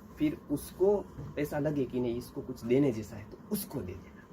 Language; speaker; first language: Hindi; non-native, local second language; Gujarati